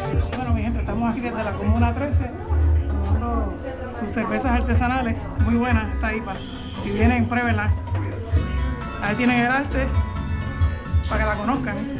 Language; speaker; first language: Spanish; native; Spanish